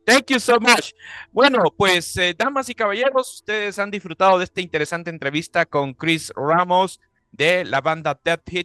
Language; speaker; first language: Spanish; native; Spanish